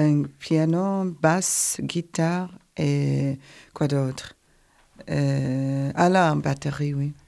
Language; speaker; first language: French; non-native, learner; English